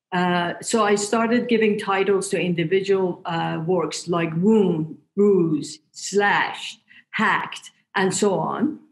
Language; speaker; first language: English; non-native, fluent; Persian